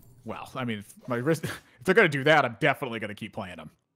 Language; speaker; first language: English; native; English